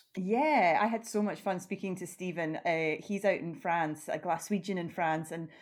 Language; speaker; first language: English; native; English